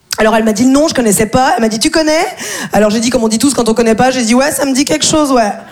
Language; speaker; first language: French; native; French